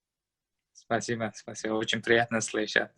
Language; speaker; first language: Russian; non-native, learner; Uzbek